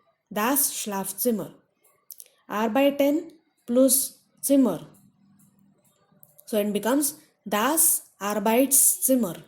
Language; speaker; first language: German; non-native, fluent; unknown